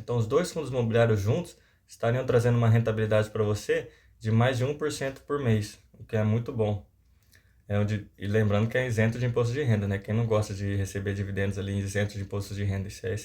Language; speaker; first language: Portuguese; native; Portuguese